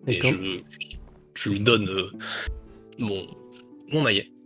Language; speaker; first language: French; native; French